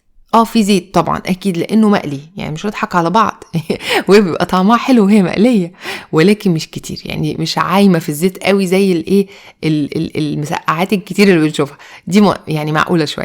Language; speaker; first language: Arabic; native; Arabic